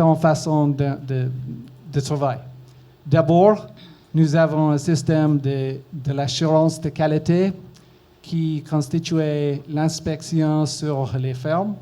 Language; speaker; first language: French; non-native, learner; English